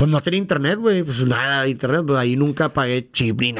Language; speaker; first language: Spanish; native; Spanish